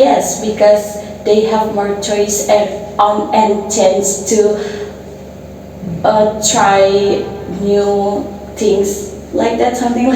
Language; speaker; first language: English; non-native, learner; Indonesian